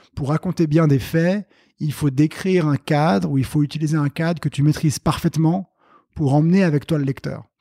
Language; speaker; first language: French; native; French